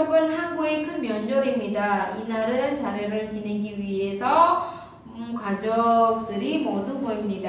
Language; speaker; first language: Korean; non-native, fluent; Indonesian